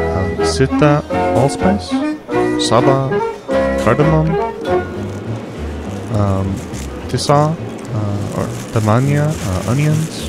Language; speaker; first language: Arabic; non-native, learner; English